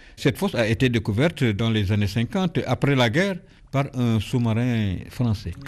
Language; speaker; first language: French; non-native, local second language; Wolof